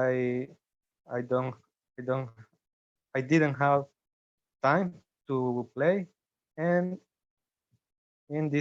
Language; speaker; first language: English; non-native, learner; Spanish